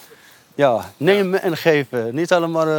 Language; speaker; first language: Dutch; non-native, learner; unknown